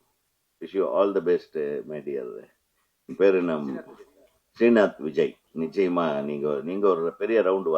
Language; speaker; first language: Tamil; native; Tamil